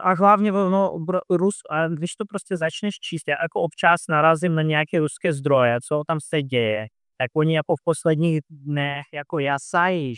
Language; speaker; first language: Czech; non-native, fluent; Russian